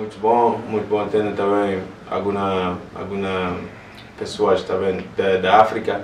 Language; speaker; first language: Portuguese; non-native, learner; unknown